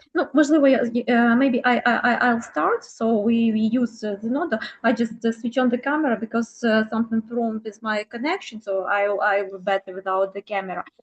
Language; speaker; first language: English; non-native, fluent; Ukrainian